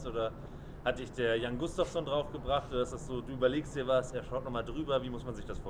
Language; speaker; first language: German; native; German